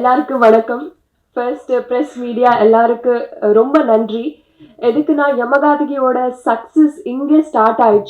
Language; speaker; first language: Tamil; non-native, learner; Telugu